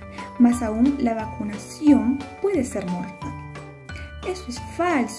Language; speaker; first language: Spanish; native; Spanish